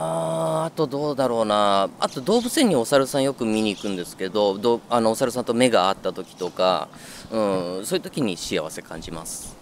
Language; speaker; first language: Japanese; native; Japanese